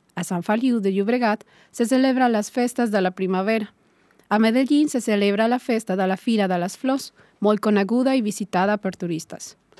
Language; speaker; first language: Catalan; non-native, learner; Spanish